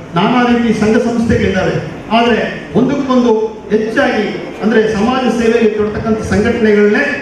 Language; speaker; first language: Kannada; native; Kannada